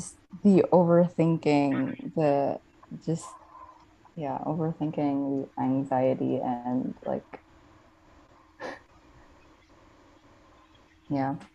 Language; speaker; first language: English; non-native, local second language; Filipino